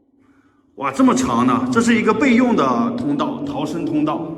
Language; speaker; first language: Chinese; native; Chinese